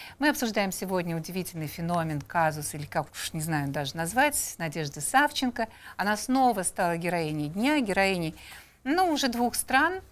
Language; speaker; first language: Russian; native; Russian